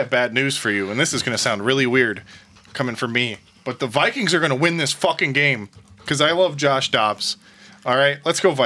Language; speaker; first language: English; native; English